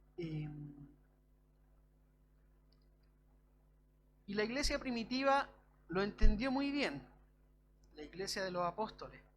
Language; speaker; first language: Spanish; native; Spanish